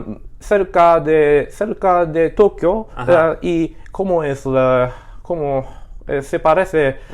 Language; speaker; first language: Spanish; non-native, learner; Japanese